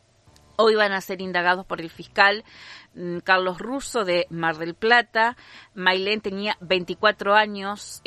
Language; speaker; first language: Spanish; native; Spanish